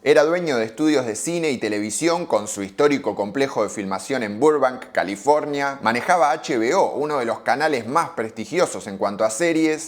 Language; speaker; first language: Spanish; native; Spanish